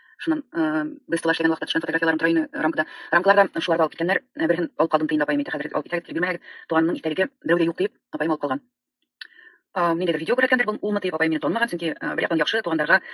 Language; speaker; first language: Tatar; non-native, local second language; Bashkir